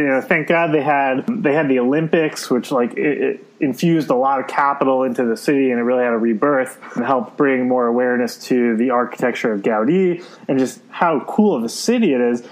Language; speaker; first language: English; native; English